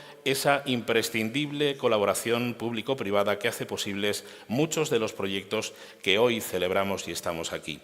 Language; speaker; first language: Spanish; native; Spanish